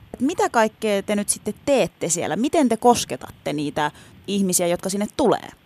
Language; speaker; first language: Finnish; early bilingual, other home language; Turkish